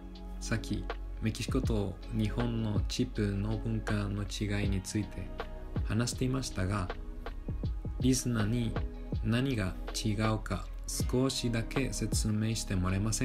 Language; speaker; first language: Japanese; non-native, learner; Spanish